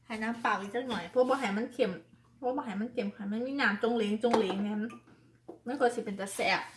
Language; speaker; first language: Thai; native; Thai